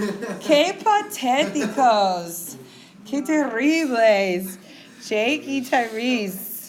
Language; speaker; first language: Spanish; non-native, fluent; English